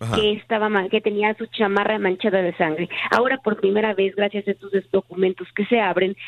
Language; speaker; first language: Spanish; native; Spanish